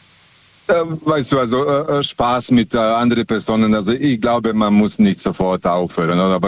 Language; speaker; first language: German; native; German